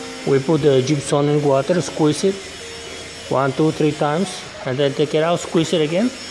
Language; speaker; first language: English; non-native, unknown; Spanish